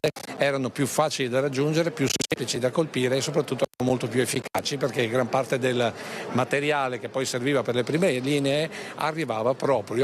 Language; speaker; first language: Italian; native; Italian